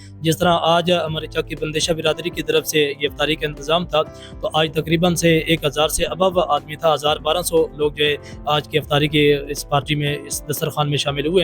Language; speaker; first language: Urdu; native; Urdu